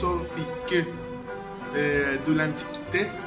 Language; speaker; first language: French; non-native, learner; Spanish